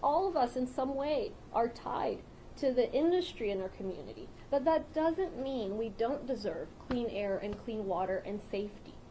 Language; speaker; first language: English; early bilingual, other home language; Spanish